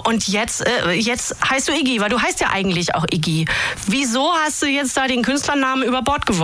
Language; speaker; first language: German; native; German